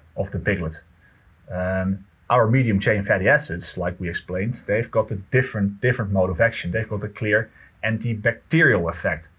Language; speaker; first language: English; non-native, fluent; Dutch